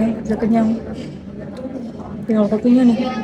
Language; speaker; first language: Indonesian; native; Indonesian